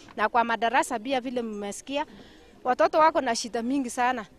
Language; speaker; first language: Swahili; non-native, local second language; Kalenjin